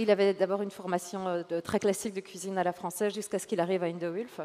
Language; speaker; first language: French; native; French